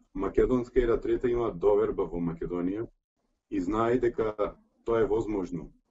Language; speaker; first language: Macedonian; early bilingual, heritage; Macedonian